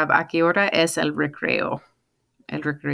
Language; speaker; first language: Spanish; non-native, fluent; English